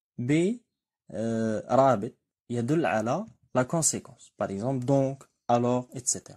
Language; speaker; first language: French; non-native, local second language; Arabic